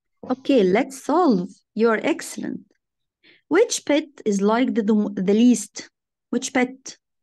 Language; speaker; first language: English; non-native, fluent; Arabic